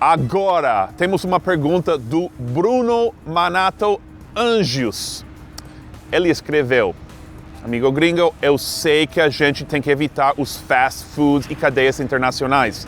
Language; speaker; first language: Portuguese; non-native, fluent; English